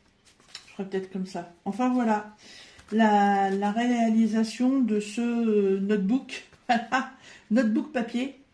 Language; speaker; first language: French; native; French